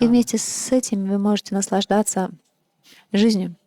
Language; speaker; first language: Russian; native; Russian